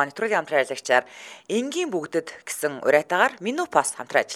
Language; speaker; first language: Mongolian; native; Mongolian